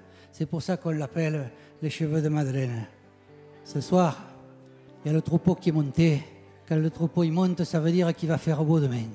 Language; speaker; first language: French; native; French